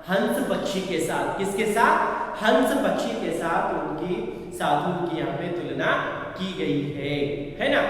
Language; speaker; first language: Hindi; non-native, local second language; Kannada